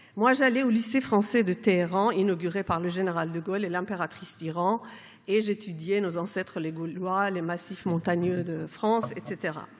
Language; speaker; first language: French; non-native, fluent; Persian